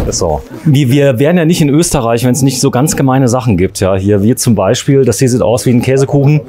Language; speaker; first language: German; native; German